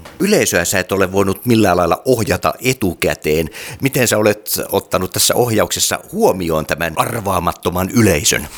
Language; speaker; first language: Finnish; native; Finnish